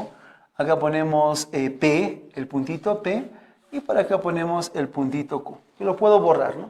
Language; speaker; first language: Spanish; native; Spanish